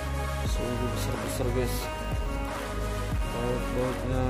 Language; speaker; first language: Indonesian; native; Indonesian